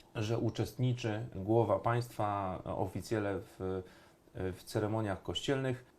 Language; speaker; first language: Polish; native; Polish